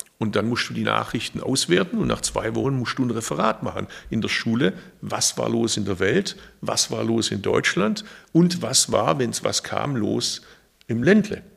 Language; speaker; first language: German; early bilingual, other home language; Turkish